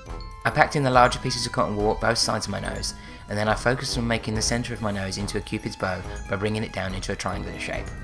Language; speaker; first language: English; native; English